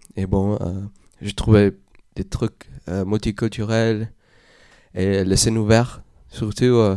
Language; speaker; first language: French; non-native, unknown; Spanish